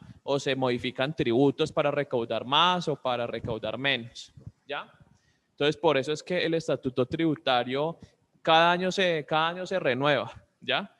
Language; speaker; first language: Spanish; native; Spanish